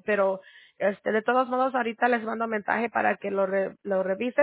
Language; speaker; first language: Spanish; early bilingual, heritage; Spanish